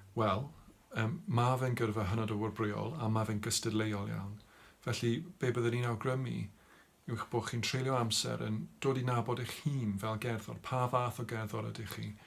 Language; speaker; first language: Welsh; non-native, local second language; English